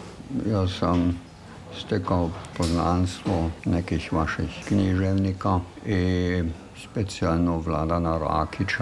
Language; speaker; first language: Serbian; non-native, fluent; German